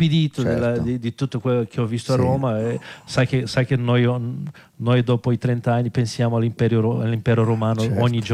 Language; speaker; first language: Italian; non-native, fluent; Portuguese